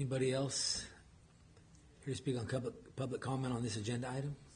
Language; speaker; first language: English; native; English